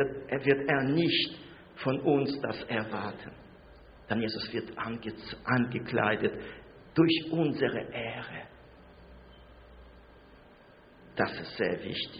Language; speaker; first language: German; non-native, fluent; Russian